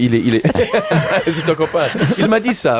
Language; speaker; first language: French; non-native, learner; English